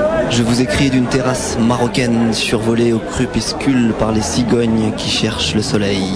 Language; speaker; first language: French; native; French